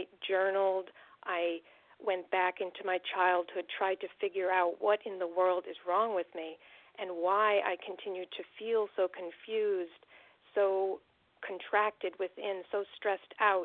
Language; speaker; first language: English; native; English